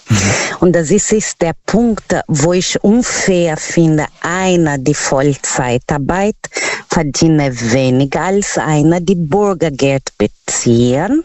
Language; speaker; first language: German; non-native, learner; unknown